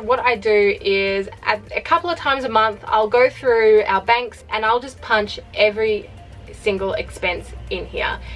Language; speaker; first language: English; native; English